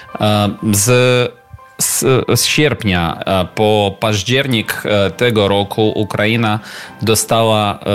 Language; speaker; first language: Polish; non-native, learner; Ukrainian